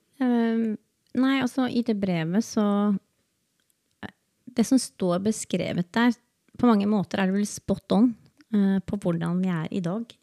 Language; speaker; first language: Norwegian; early bilingual, other home language; Spanish